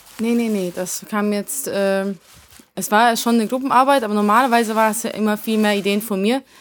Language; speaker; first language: German; early bilingual, other home language; Hungarian